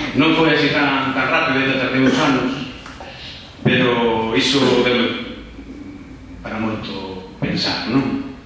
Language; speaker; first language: Galician; non-native, local second language; Spanish